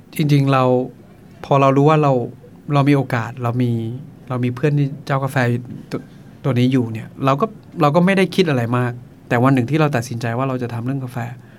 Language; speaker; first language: Thai; non-native, local second language; Akha